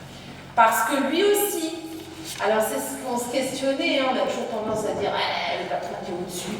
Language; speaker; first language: French; native; French